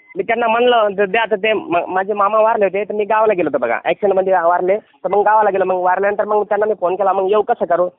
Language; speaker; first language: Marathi; native; Marathi